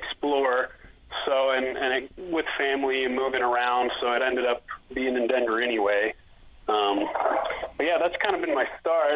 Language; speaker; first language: English; native; English